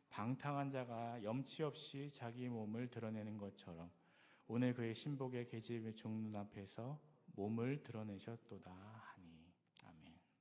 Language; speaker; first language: Korean; native; Korean